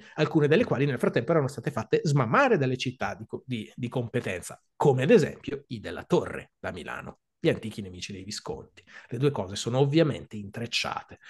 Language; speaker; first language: Italian; native; Italian